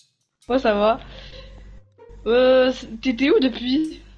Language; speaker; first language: French; native; French